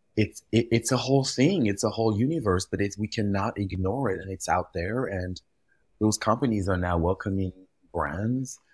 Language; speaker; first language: English; early bilingual, other home language; French